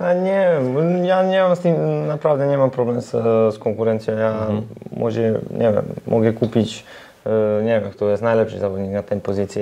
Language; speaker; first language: Polish; non-native, learner; Serbian